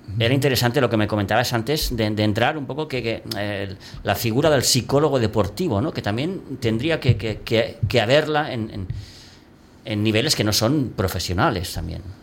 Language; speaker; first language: Spanish; non-native, local second language; Catalan